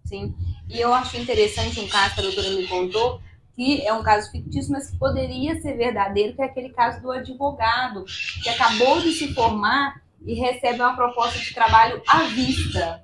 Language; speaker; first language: Portuguese; native; Portuguese